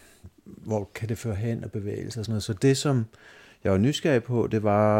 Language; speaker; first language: Danish; native; Danish